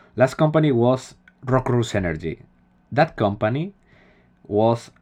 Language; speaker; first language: English; non-native, fluent; Spanish